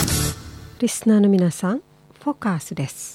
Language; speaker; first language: Japanese; non-native, fluent; Indonesian